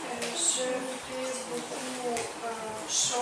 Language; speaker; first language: French; non-native, learner; Ukrainian